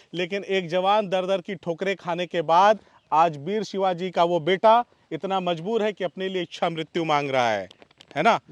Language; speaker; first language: Hindi; native; Hindi